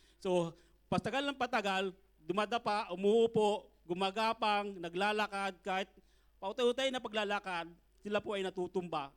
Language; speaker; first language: Filipino; native; Filipino